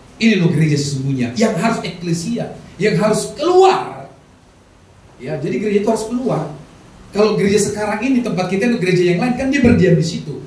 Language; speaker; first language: Indonesian; non-native, local second language; Batak Toba